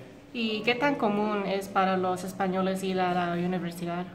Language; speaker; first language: Spanish; non-native, learner; English